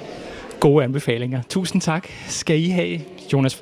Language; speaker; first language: Danish; native; Danish